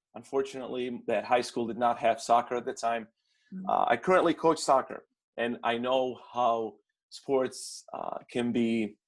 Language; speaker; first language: English; non-native, fluent; Arabic